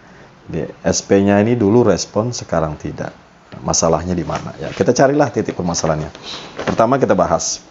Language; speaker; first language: Indonesian; native; Indonesian